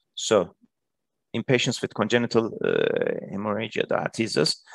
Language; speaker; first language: English; non-native, fluent; Turkish